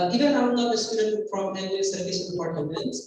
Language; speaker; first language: English; non-native, fluent; Indonesian